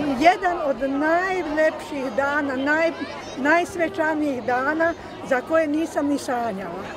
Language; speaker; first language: Serbian; non-native, local second language; Slovak